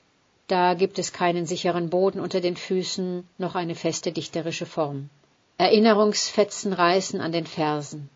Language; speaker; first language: German; native; German